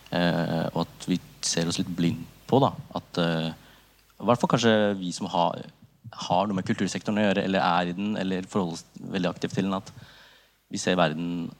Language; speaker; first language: Norwegian; early bilingual, other home language; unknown